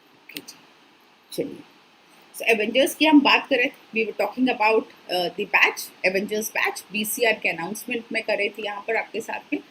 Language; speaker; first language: Hindi; native; Hindi